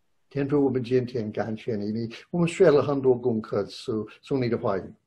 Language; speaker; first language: Chinese; non-native, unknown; English